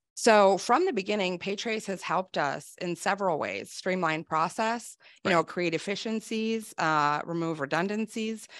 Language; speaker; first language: English; native; English